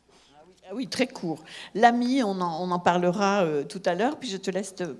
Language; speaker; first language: French; native; French